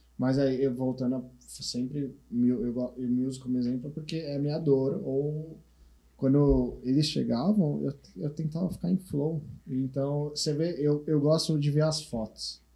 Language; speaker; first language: Portuguese; native; Portuguese